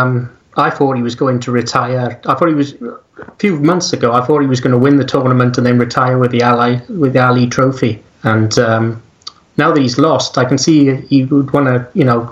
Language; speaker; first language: English; native; English